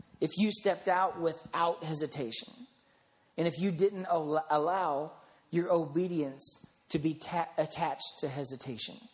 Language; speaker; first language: English; native; English